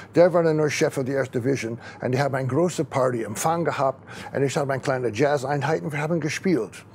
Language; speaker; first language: German; non-native, fluent; English